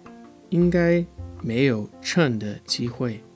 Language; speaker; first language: Chinese; non-native, fluent; English